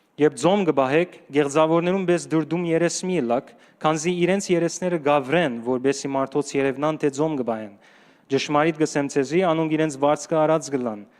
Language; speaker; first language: Armenian; early bilingual, heritage; Armenian